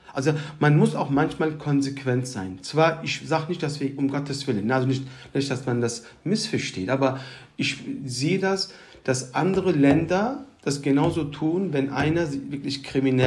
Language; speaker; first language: German; early bilingual, other home language; Turkish